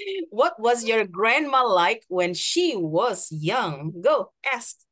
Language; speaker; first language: English; non-native, fluent; Indonesian